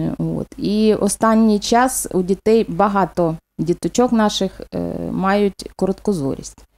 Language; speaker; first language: Ukrainian; non-native, local second language; Russian